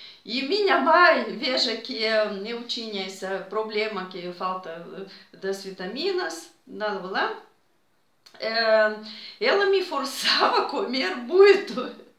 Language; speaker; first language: Portuguese; non-native, fluent; Russian